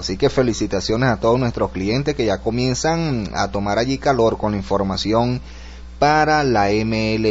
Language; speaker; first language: Spanish; native; Spanish